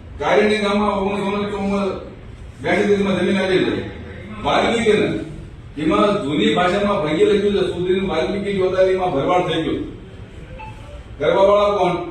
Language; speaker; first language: Gujarati; native; Gujarati